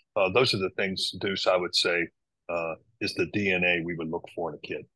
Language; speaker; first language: English; native; English